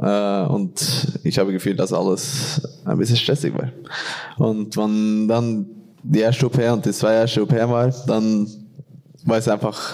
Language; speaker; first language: German; non-native, fluent; Norwegian